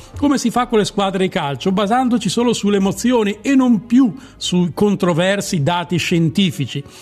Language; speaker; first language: Italian; native; Italian